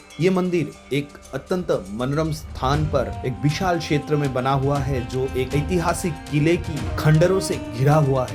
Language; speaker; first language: Hindi; non-native, local second language; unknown